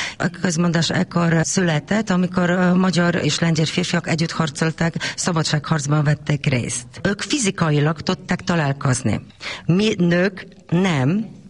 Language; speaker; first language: Hungarian; non-native, fluent; Polish